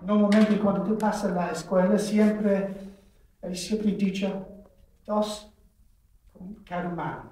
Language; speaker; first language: Spanish; non-native, learner; English